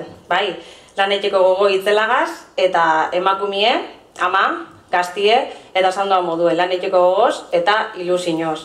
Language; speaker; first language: Basque; native; Basque